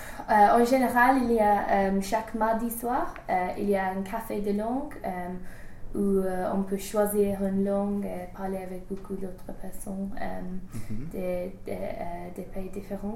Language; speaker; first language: French; non-native, learner; English